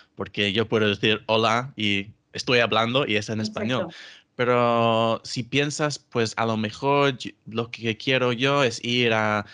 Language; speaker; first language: Spanish; non-native, fluent; English